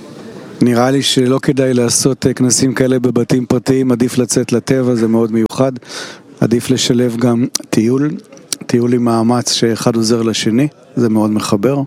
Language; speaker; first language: Hebrew; non-native, fluent; Spanish